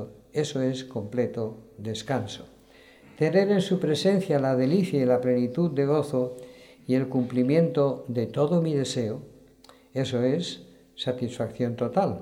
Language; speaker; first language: Spanish; native; Spanish